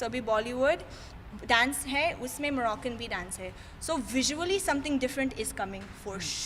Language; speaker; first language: Hindi; non-native, fluent; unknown